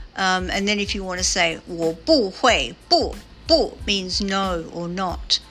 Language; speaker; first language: English; native; English